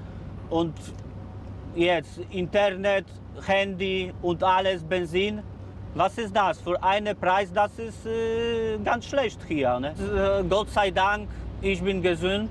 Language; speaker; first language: German; non-native, learner; Polish